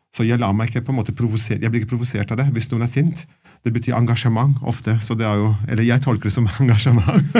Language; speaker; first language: Norwegian; non-native, fluent; Italian